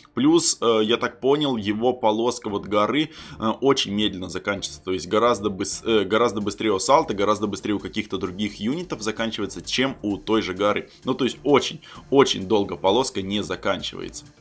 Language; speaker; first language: Russian; native; Russian